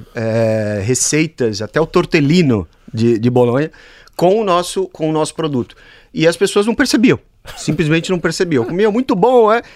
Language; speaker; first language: Portuguese; native; Portuguese